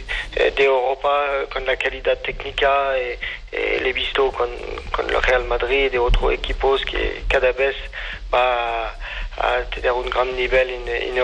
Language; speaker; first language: Spanish; non-native, fluent; French